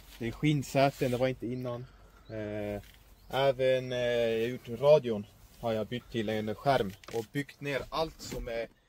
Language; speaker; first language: Swedish; early bilingual, other home language; Estonian